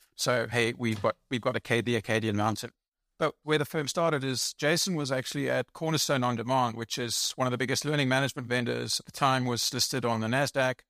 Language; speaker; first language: English; native; English